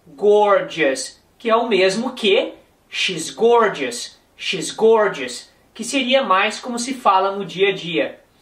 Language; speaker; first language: Portuguese; native; Portuguese